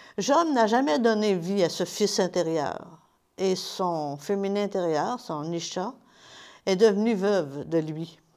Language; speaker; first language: French; native; French